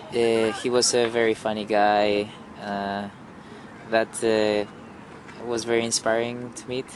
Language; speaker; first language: English; non-native, fluent; Spanish